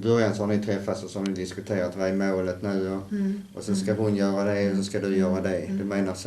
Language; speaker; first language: Swedish; native; Swedish